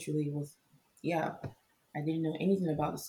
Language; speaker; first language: English; non-native, local second language; Igbo